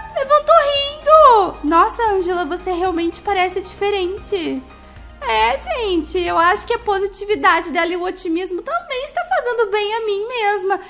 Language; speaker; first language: Portuguese; native; Portuguese